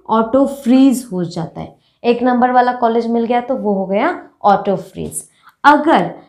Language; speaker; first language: Hindi; non-native, local second language; Marathi